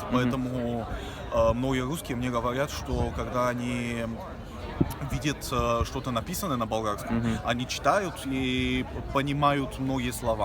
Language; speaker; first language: Russian; early bilingual, other home language; Bulgarian